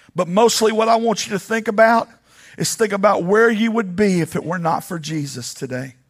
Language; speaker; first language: English; native; English